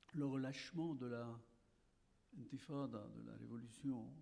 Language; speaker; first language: French; non-native, local second language; Arabic